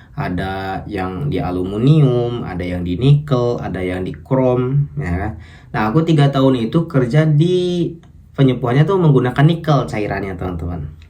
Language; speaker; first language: Indonesian; native; Indonesian